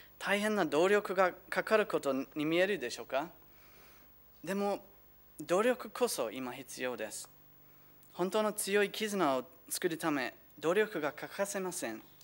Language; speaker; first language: Japanese; non-native, fluent; English